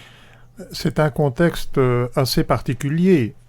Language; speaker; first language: French; native; French